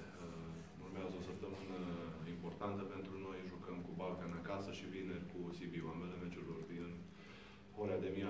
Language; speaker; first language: Romanian; native; Romanian